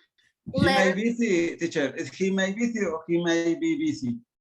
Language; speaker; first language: English; non-native, learner; Spanish